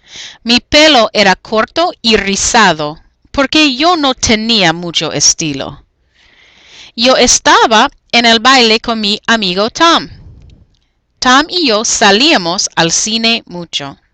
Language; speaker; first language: Spanish; non-native, fluent; English